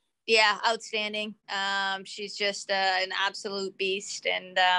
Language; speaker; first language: English; native; English